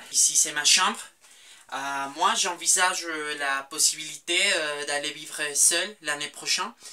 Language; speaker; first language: French; non-native, fluent; Spanish